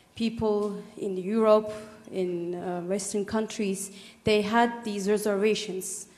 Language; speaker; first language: English; non-native, fluent; Turkish